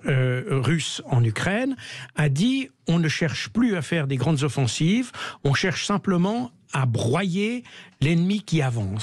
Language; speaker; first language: French; native; French